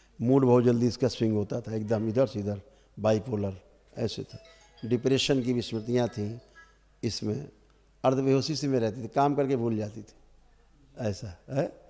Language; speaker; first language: Hindi; native; Hindi